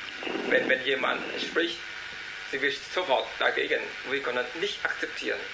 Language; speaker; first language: German; non-native, learner; Vietnamese